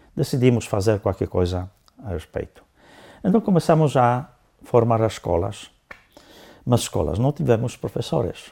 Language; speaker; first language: Portuguese; non-native, fluent; Polish